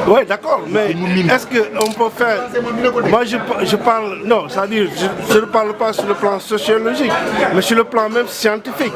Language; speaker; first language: French; non-native, local second language; Wolof